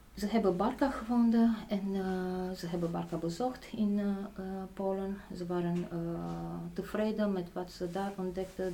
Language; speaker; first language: Dutch; non-native, fluent; Polish